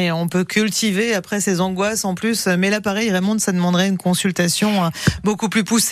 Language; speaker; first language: French; native; French